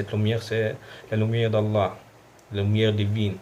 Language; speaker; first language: French; non-native, local second language; Arabic